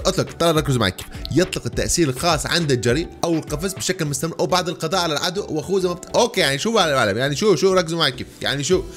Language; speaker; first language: Arabic; native; Arabic